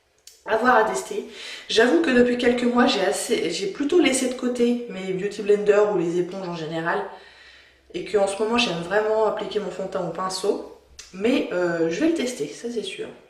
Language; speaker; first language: French; native; French